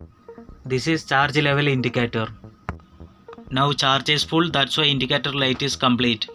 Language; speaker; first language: English; non-native, local second language; Malayalam